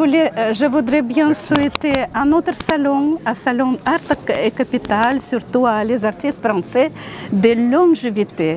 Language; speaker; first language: French; non-native, fluent; Russian